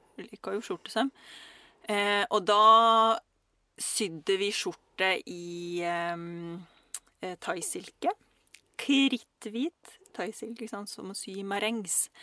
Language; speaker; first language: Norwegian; early bilingual, other home language; Russian